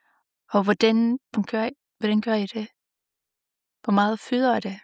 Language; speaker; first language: Danish; non-native, fluent; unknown